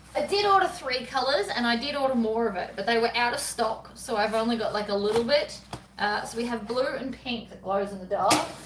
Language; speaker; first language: English; native; English